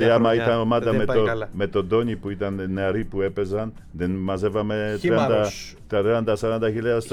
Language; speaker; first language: Greek; non-native, fluent; Polish